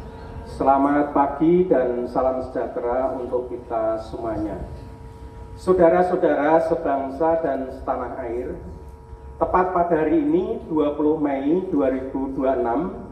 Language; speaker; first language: Indonesian; native; Indonesian